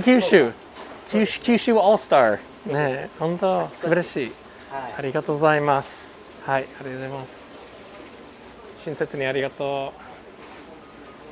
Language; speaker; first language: Japanese; non-native, fluent; English